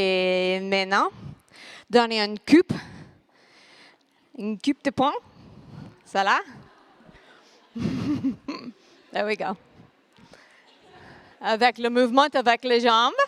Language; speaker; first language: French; non-native, learner; English